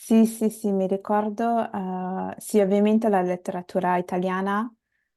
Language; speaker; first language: Italian; early bilingual, other home language; Bangla